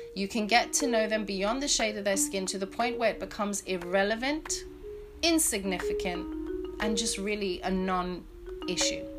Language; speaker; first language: English; native; English